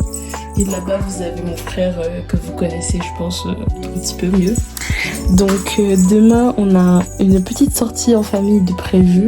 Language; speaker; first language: French; native; French